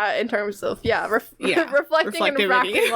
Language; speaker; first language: English; native; English